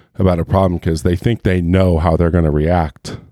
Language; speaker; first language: English; native; English